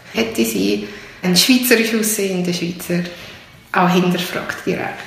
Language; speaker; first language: German; early bilingual, other home language; Turkish